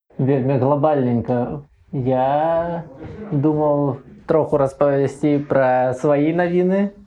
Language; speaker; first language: Belarusian; non-native, local second language; Russian